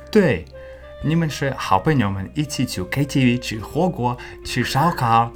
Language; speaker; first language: Chinese; non-native, learner; English